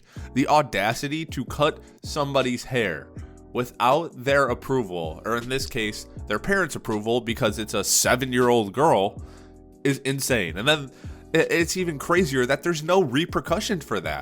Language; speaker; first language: English; native; English